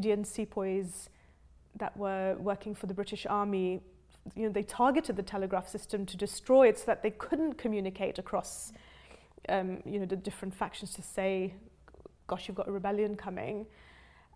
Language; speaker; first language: English; non-native, local second language; Hindi